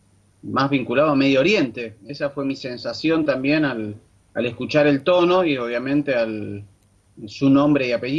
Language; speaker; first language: Spanish; native; Spanish